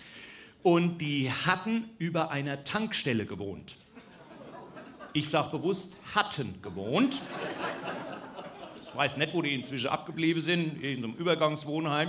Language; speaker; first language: German; native; German